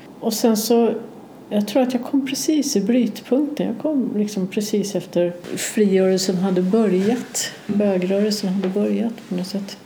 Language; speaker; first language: Swedish; native; Swedish